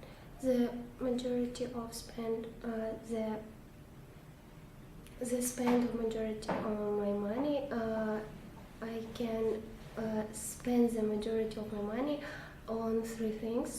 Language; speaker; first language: English; non-native, learner; Russian